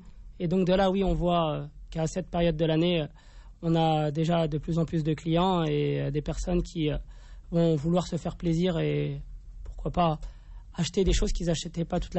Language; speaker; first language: French; native; French